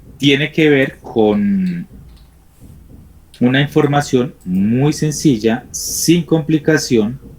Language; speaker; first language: Spanish; native; Spanish